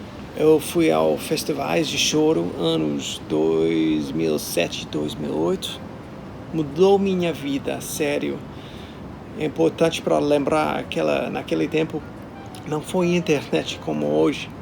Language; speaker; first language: Portuguese; non-native, learner; English